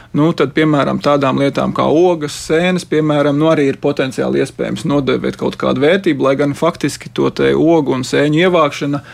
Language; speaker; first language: Latvian; native; Latvian